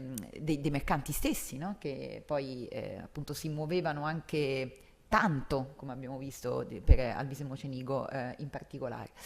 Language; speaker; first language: Italian; native; Italian